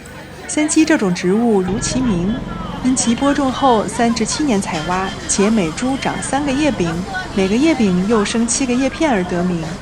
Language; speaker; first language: Chinese; native; Chinese